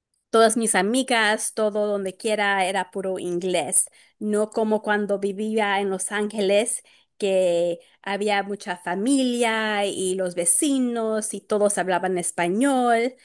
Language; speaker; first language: Spanish; early bilingual, heritage; Spanish